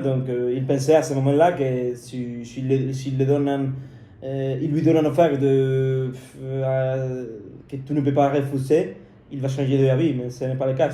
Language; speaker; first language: French; non-native, fluent; Spanish